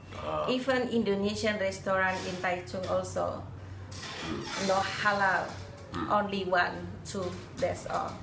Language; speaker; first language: English; non-native, learner; Indonesian